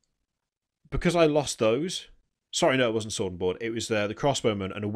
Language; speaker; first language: English; native; English